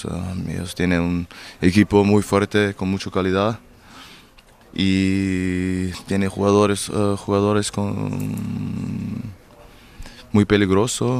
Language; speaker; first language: Spanish; non-native, learner; German